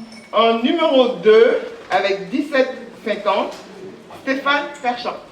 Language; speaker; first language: French; native; French